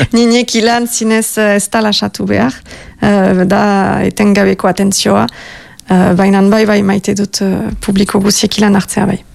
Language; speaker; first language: Basque; native; Basque